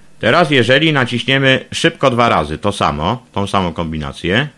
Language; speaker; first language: Polish; native; Polish